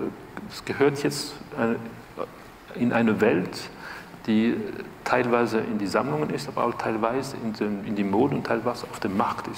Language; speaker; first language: German; non-native, fluent; French